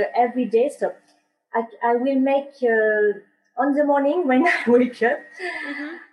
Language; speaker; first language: English; non-native, learner; French